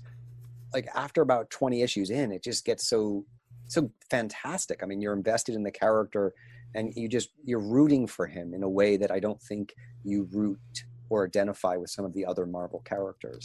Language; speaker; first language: English; native; English